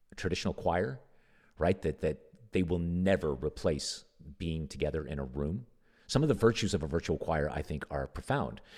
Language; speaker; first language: English; native; English